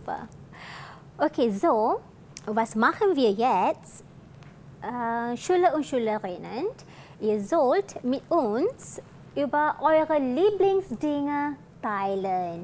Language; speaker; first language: German; non-native, fluent; Malay